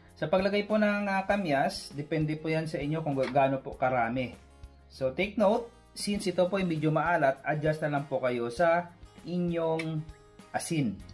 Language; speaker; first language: Filipino; non-native, local second language; Cebuano